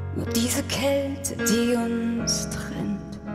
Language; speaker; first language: German; native; German